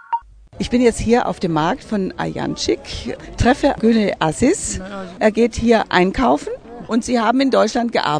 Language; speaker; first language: German; native; German